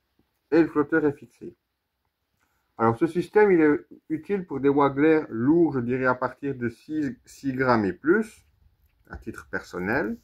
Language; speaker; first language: French; native; French